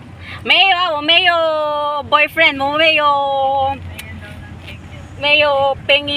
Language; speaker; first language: Chinese; non-native, learner; Filipino